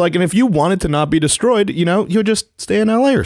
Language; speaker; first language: English; native; English